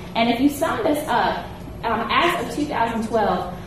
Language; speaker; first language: English; native; English